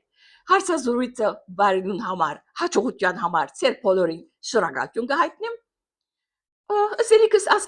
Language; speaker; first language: Armenian; early bilingual, heritage; Armenian